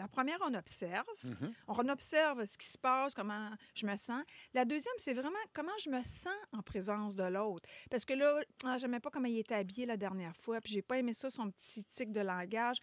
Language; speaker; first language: French; native; French